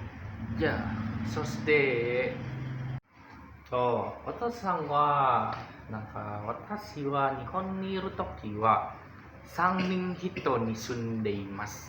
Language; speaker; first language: Japanese; non-native, learner; Indonesian